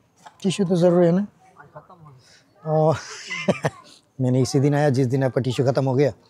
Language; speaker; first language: Hindi; non-native, learner; Bangla